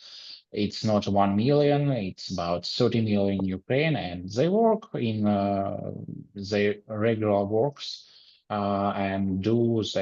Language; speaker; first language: English; non-native, learner; Ukrainian